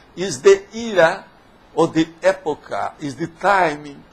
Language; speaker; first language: English; non-native, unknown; Portuguese